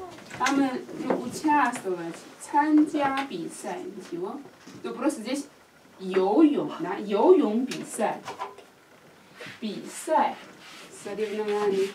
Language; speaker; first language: Russian; non-native, learner; Chinese